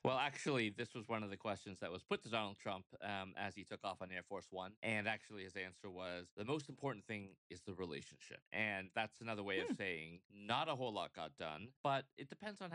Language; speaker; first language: English; native; English